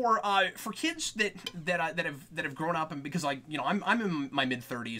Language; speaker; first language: English; native; English